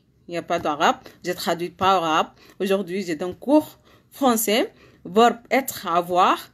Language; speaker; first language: French; non-native, learner; Arabic